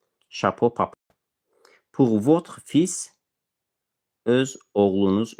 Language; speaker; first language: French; non-native, fluent; Azerbaijani